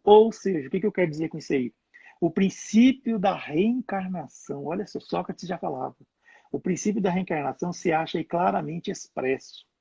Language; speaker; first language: Portuguese; native; Portuguese